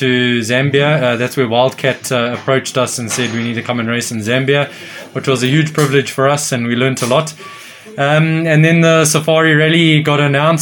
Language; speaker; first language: English; native; English